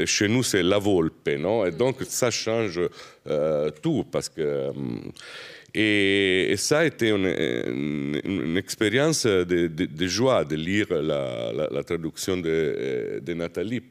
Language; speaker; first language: French; non-native, fluent; Italian